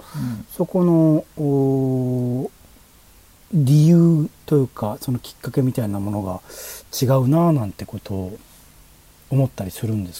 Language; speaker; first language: Japanese; native; Japanese